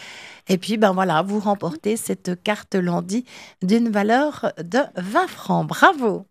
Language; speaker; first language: French; native; French